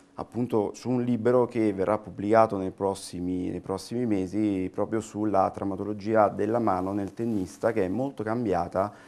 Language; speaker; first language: Italian; native; Italian